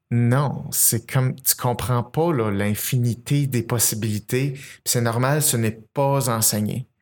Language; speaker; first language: French; native; French